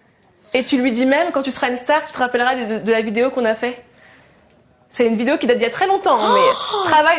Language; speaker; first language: French; native; French